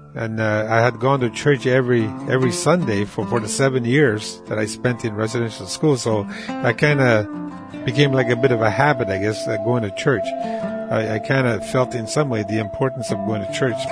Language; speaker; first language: English; non-native, fluent; Cree